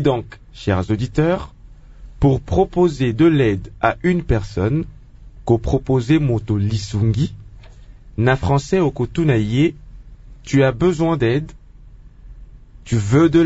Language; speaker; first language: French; non-native, local second language; Lingala